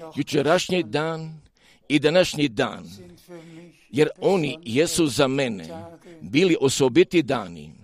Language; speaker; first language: Croatian; early bilingual, heritage; Serbian